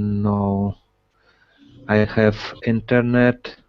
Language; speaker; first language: English; non-native, learner; Russian